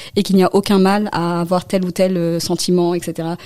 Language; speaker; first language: French; native; French